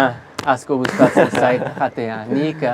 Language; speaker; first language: Basque; non-native, learner; English